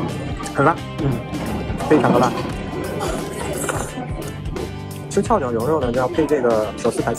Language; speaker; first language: Chinese; native; Chinese